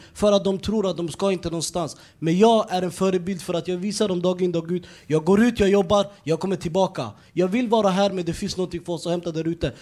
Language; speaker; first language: Swedish; early bilingual, other home language; Somali